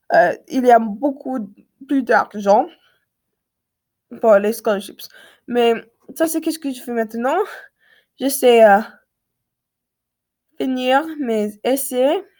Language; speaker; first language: French; non-native, learner; English